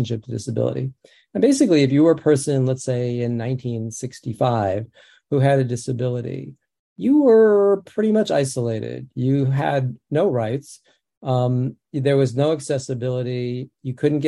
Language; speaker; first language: English; early bilingual, other home language; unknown